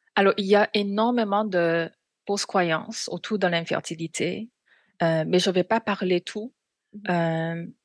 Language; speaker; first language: French; non-native, fluent; Korean